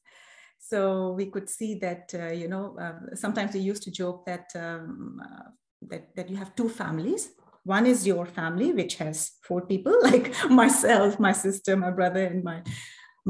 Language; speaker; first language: English; non-native, local second language; Urdu